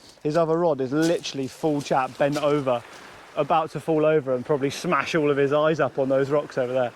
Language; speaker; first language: English; native; English